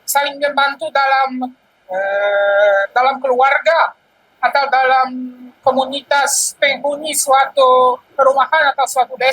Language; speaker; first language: Indonesian; non-native, fluent; Polish